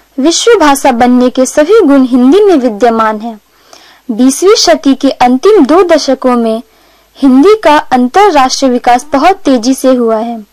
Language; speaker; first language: Hindi; native; Hindi